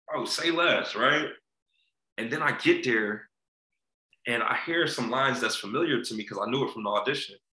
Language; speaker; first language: English; native; English